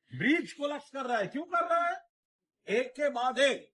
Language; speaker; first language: Hindi; non-native, local second language; Bangla